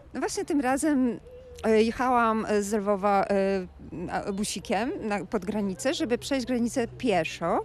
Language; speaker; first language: Polish; non-native, fluent; Ukrainian